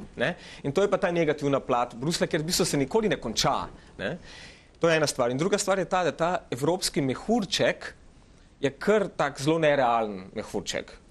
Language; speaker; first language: Slovenian; early bilingual, other home language; Macedonian